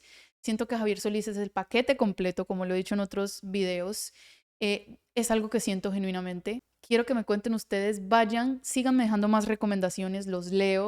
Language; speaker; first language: Spanish; native; Spanish